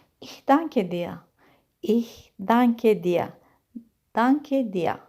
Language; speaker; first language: German; non-native, fluent; Turkish